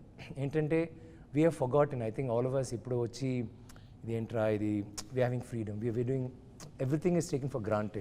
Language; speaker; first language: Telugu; non-native, learner; Tamil